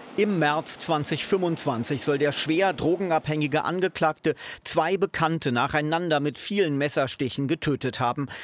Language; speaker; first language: German; native; German